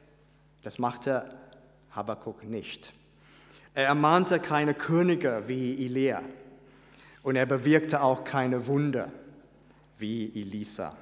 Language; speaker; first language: German; non-native, fluent; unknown